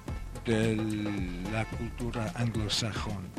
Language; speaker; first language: Spanish; non-native, fluent; Welsh